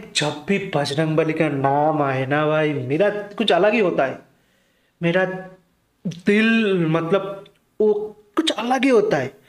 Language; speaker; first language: Hindi; non-native, local second language; Bangla